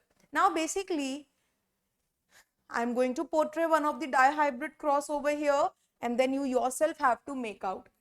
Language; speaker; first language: English; non-native, local second language; Hindi